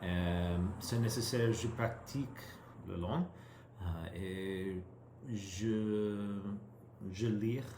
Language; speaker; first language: French; non-native, learner; English